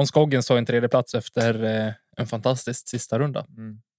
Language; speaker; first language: Swedish; native; Swedish